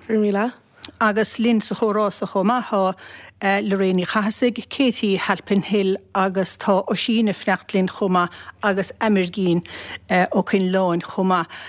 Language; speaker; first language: Irish; native; Irish